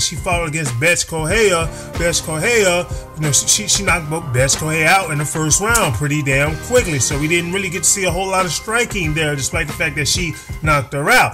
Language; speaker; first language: English; native; English